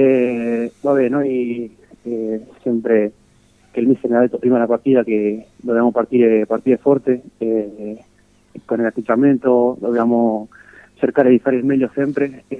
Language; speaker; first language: Italian; non-native, fluent; Spanish